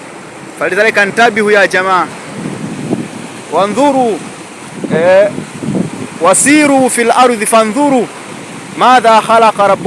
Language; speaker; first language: Arabic; non-native, fluent; Swahili